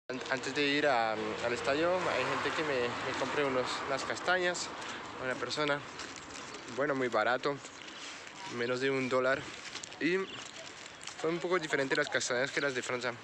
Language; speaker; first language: Spanish; non-native, fluent; French